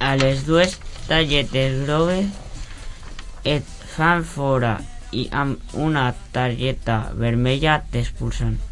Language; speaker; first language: Catalan; non-native, local second language; Spanish